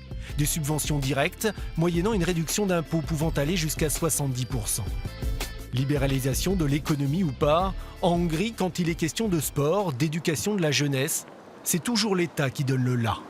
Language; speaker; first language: French; native; French